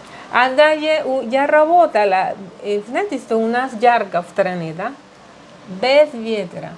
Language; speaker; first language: Russian; non-native, learner; Spanish